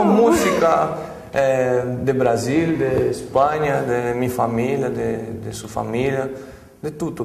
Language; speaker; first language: Italian; non-native, fluent; Portuguese